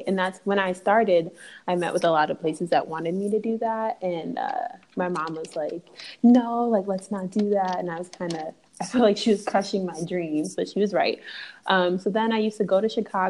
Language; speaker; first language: English; native; English